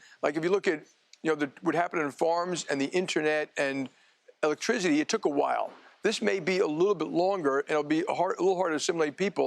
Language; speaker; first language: English; native; English